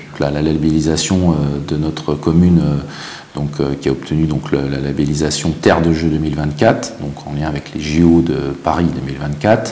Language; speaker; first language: French; native; French